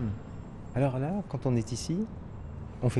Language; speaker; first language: French; native; French